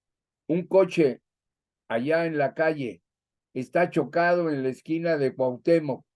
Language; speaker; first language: Spanish; native; Spanish